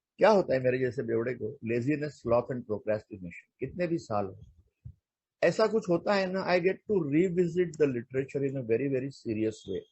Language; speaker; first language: Hindi; non-native, local second language; Marathi